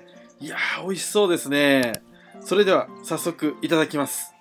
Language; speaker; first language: Japanese; native; Japanese